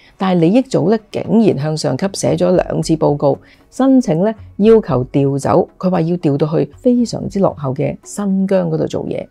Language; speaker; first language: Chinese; non-native, local second language; Cantonese